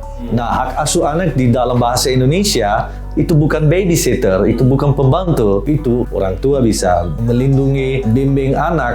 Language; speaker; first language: Indonesian; non-native, learner; Dutch